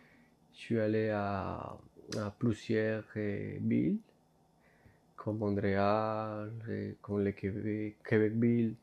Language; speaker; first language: French; non-native, fluent; Spanish